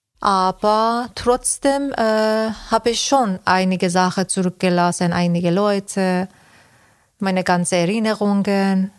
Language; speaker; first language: German; non-native, fluent; Persian